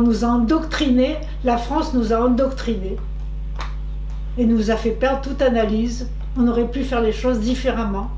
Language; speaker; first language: French; native; French